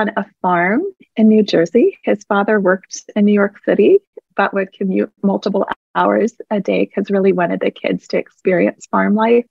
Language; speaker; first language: English; native; English